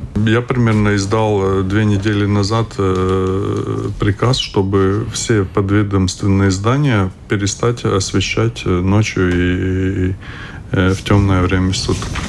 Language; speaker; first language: Russian; non-native, local second language; Latvian